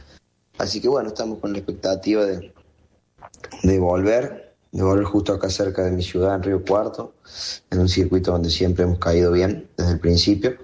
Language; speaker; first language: Spanish; native; Spanish